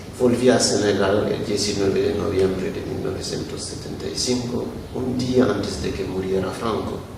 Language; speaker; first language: Spanish; non-native, fluent; Wolof